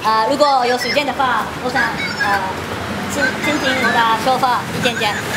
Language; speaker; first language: Chinese; non-native, learner; Japanese